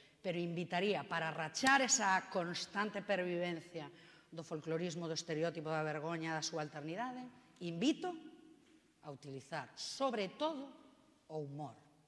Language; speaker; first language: Galician; native; Galician